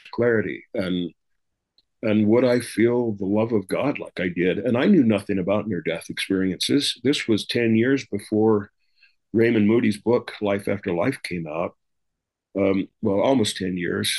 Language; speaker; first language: English; native; English